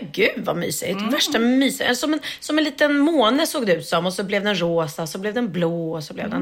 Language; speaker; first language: Swedish; native; Swedish